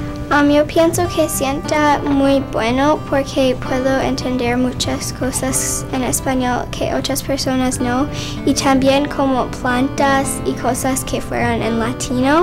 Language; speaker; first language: Spanish; non-native, learner; English